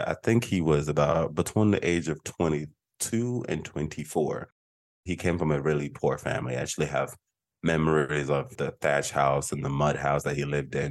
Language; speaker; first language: English; non-native, local second language; Igbo